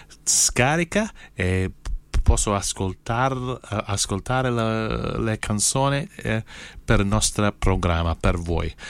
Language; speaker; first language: Italian; non-native, learner; English